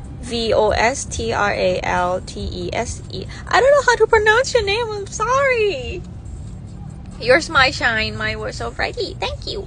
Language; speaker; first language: English; non-native, fluent; Thai